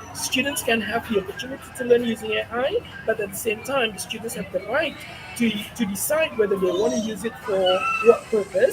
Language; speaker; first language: English; non-native, fluent; Indonesian